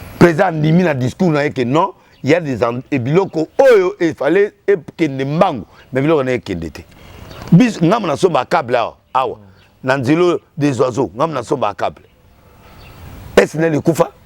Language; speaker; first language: Lingala; non-native, local second language; Kongo